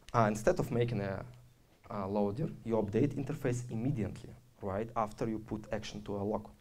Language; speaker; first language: English; non-native, fluent; Russian